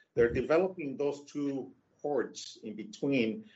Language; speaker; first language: English; non-native, fluent; Spanish